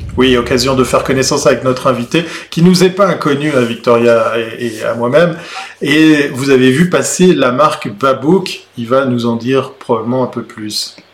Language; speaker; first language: French; native; French